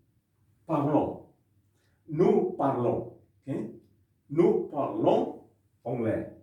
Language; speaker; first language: French; non-native, fluent; Indonesian